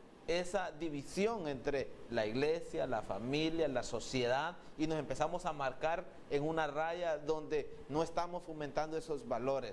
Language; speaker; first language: Spanish; native; Spanish